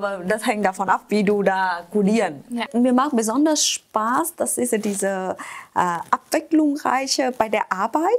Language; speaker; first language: German; non-native, fluent; Vietnamese